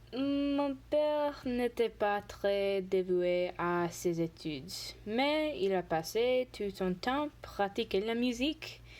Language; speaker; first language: French; non-native, learner; English